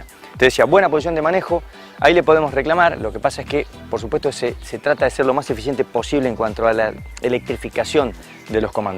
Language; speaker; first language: Spanish; native; Spanish